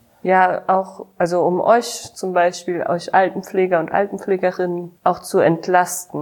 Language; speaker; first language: German; native; German